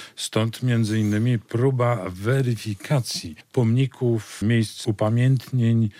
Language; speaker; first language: Polish; native; Polish